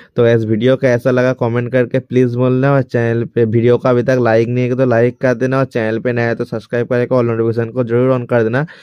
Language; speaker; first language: Hindi; non-native, local second language; Bangla